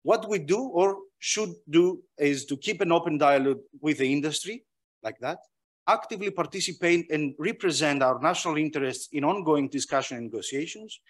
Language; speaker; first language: English; non-native, fluent; Greek